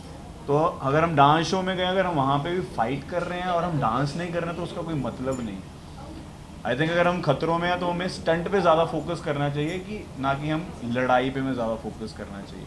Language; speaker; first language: Hindi; native; Hindi